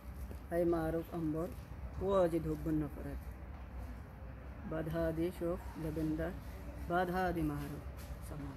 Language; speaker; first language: Arabic; non-native, learner; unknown